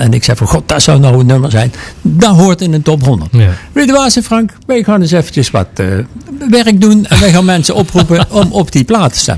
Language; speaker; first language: Dutch; native; Dutch